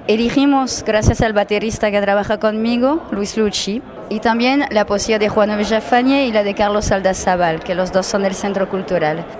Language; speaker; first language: Spanish; non-native, fluent; French